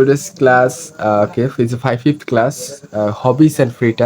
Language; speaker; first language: English; non-native, fluent; Bangla